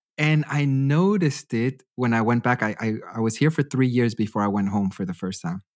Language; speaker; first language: English; native; English